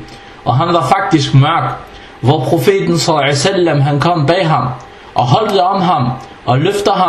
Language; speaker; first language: Danish; non-native, fluent; Arabic